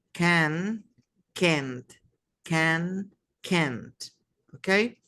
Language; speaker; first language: English; non-native, fluent; Spanish